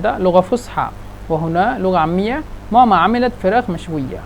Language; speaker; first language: Egyptian Arabic; non-native, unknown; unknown